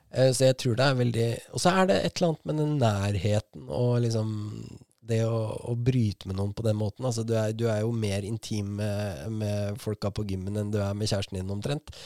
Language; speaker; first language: Norwegian; native; Norwegian